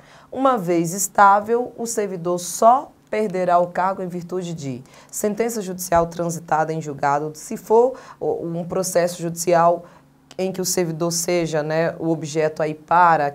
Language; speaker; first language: Portuguese; native; Portuguese